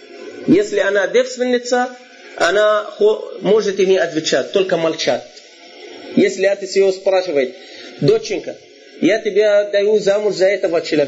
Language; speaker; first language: Russian; non-native, fluent; Arabic